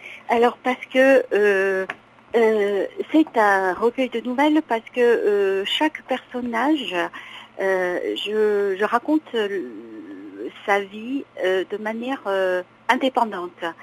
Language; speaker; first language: French; non-native, fluent; Chinese